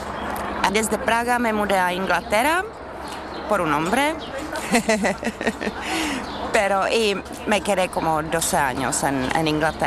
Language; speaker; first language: Spanish; non-native, fluent; Czech